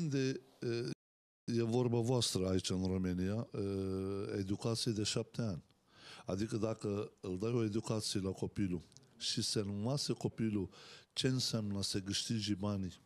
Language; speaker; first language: Romanian; non-native, learner; Turkish